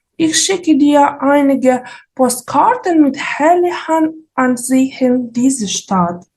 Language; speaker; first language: German; non-native, fluent; Ukrainian